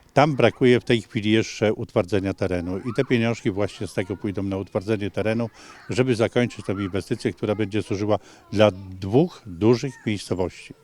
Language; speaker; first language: Polish; native; Polish